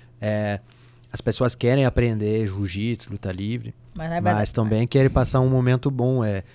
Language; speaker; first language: Portuguese; non-native, fluent; French